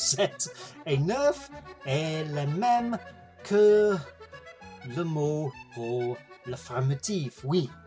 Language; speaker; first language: French; non-native, learner; English